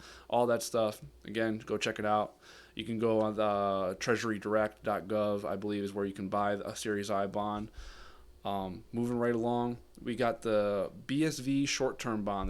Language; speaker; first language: English; native; English